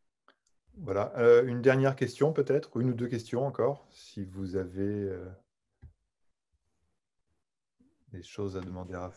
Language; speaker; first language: French; native; French